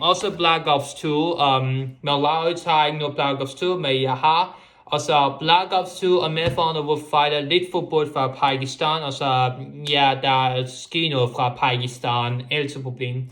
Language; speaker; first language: Danish; non-native, local second language; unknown